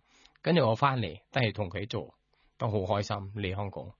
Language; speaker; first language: Cantonese; non-native, learner; Thai